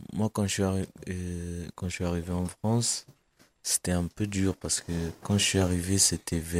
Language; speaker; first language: French; non-native, fluent; Kabuverdianu